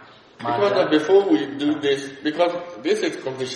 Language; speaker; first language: English; non-native, learner; Burmese